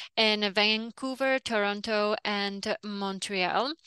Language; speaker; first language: English; non-native, fluent; Czech